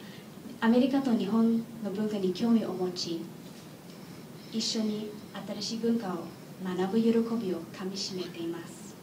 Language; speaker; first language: Japanese; non-native, learner; English